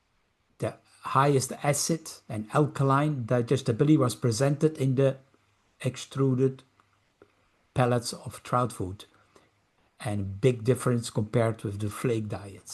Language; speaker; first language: English; non-native, fluent; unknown